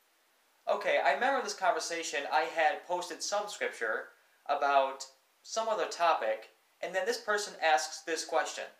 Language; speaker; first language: English; native; English